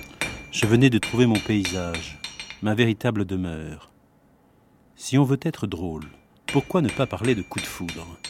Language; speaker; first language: French; native; French